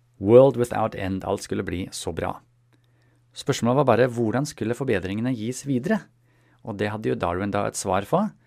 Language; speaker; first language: Norwegian; non-native, fluent; German